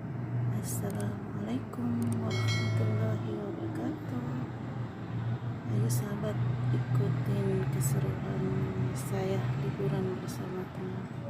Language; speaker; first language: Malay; non-native, local second language; Javanese